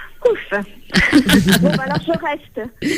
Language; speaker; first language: French; native; French